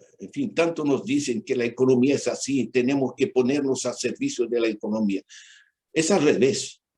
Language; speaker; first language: Spanish; non-native, fluent; Portuguese